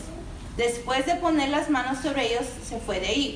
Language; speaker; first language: Spanish; early bilingual, heritage; Spanish